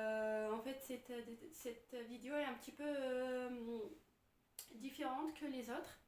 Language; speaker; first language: French; non-native, fluent; Arabic